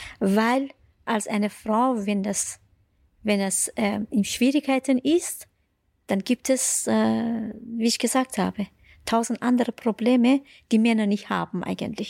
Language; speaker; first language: German; non-native, fluent; Persian